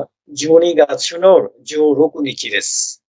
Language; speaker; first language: Japanese; non-native, learner; Bangla